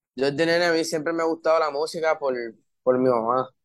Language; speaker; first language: Spanish; early bilingual, heritage; Spanish